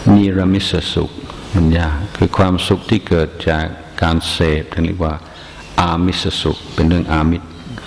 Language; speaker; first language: Thai; non-native, fluent; English